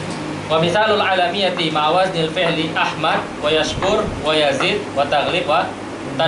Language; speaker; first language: Arabic; non-native, fluent; Indonesian